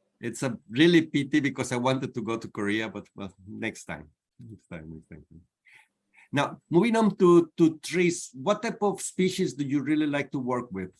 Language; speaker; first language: English; non-native, fluent; Spanish